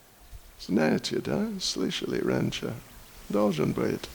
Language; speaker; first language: Russian; non-native, learner; English